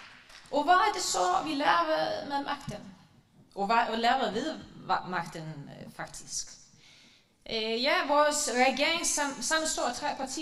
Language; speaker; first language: Danish; non-native, fluent; Icelandic